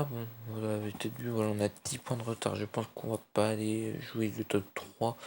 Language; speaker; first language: French; native; French